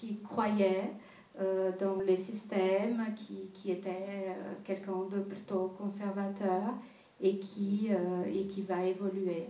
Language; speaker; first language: French; non-native, fluent; Portuguese